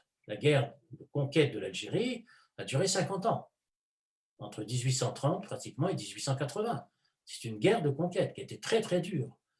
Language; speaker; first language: French; native; French